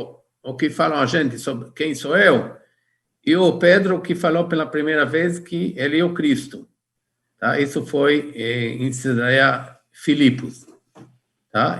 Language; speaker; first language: Portuguese; non-native, fluent; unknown